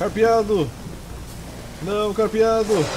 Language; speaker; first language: Portuguese; native; Portuguese